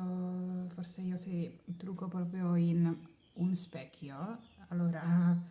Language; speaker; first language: Italian; non-native, learner; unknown